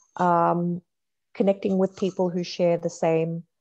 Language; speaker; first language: English; native; English